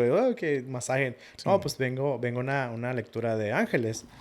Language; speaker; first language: Spanish; early bilingual, heritage; Spanish